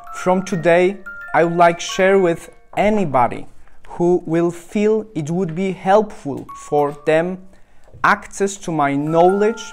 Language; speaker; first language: English; non-native, fluent; Polish